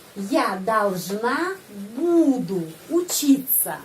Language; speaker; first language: Russian; non-native, fluent; Indonesian